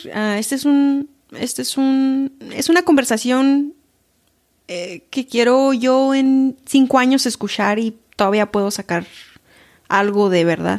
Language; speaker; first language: Spanish; early bilingual, heritage; Spanish